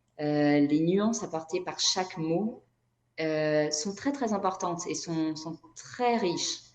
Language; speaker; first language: French; non-native, fluent; Portuguese